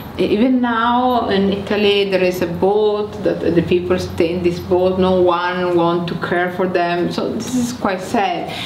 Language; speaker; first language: English; non-native, fluent; Somali